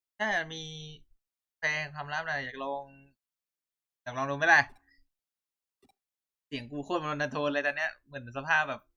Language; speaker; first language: Thai; native; Thai